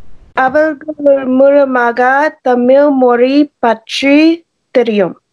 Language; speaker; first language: Tamil; non-native, learner; English